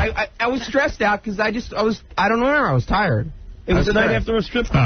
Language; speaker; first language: English; native; English